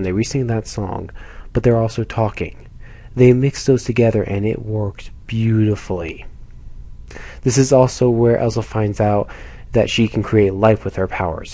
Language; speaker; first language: English; native; English